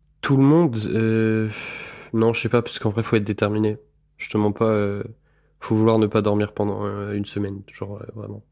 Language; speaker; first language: French; native; French